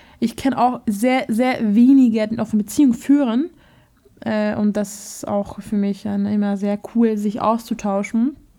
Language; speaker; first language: German; non-native, fluent; Hungarian